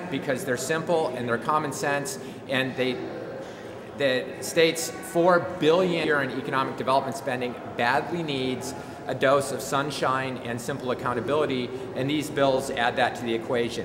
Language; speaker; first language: English; native; English